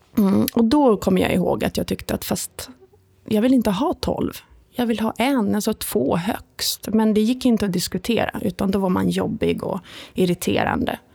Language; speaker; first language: Swedish; early bilingual, other home language; Italian